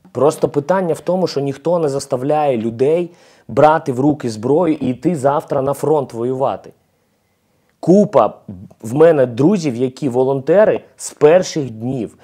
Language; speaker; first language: Ukrainian; non-native, local second language; Russian